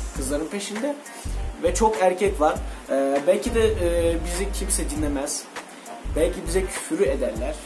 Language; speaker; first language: Turkish; non-native, fluent; Russian